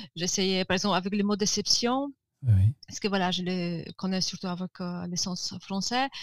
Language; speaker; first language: French; non-native, fluent; Polish